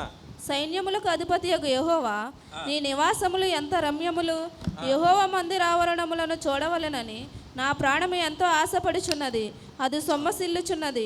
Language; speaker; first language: Telugu; native; Telugu